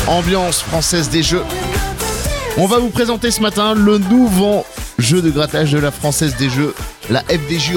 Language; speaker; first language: French; native; French